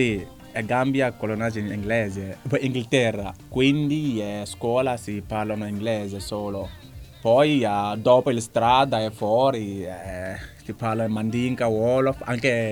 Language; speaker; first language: Italian; non-native, learner; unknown